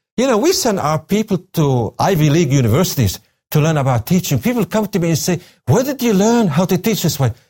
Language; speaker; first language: English; non-native, fluent; Arabic